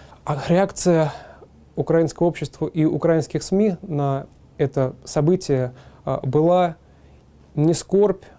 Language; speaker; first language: Russian; native; Russian